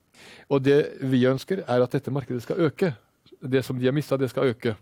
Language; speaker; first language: Norwegian; native; Norwegian